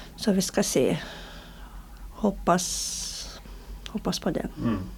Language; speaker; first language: Swedish; non-native, learner; Russian